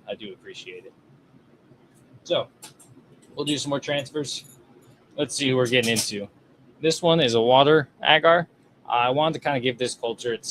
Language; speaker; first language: English; native; English